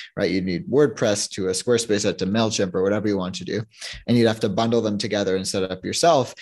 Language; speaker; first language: English; native; English